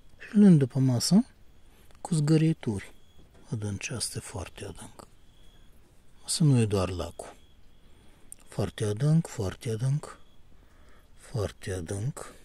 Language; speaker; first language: Romanian; non-native, fluent; Bulgarian